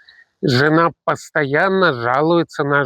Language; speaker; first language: Russian; non-native, local second language; Uzbek